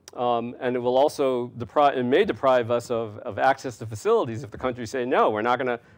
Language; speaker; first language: English; native; English